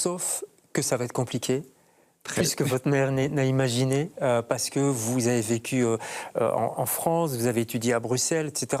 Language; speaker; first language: French; native; French